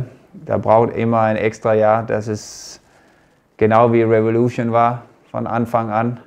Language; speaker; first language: German; non-native, fluent; Danish